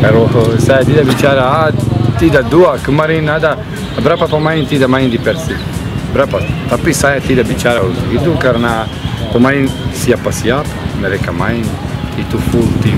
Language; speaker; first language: Indonesian; non-native, learner; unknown